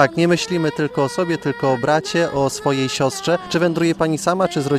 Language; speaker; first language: Polish; native; Polish